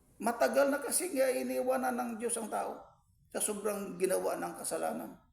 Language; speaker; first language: Filipino; non-native, local second language; Cebuano